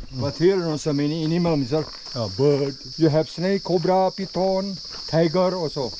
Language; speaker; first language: English; non-native, learner; Indonesian